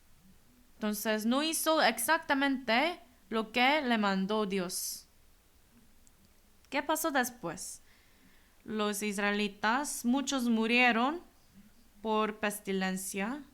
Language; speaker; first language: Spanish; non-native, fluent; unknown